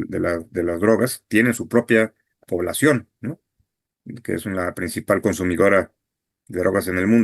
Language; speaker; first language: Spanish; native; Spanish